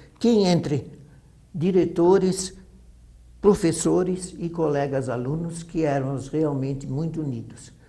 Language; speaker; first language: Portuguese; early bilingual, other home language; German